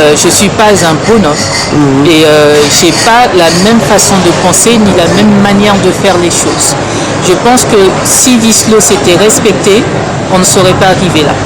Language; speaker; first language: French; early bilingual, other home language; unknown